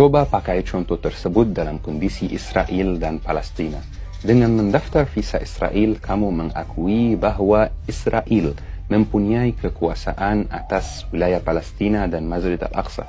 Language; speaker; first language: Indonesian; non-native, fluent; Arabic